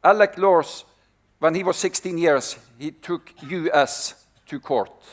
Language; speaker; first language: English; non-native, fluent; Norwegian